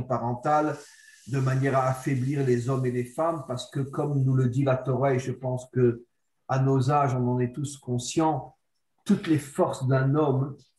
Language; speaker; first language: French; native; French